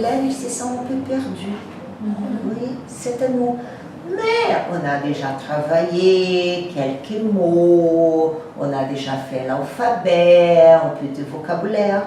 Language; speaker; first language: French; non-native, fluent; Portuguese